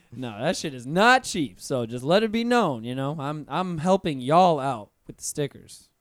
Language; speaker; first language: English; native; English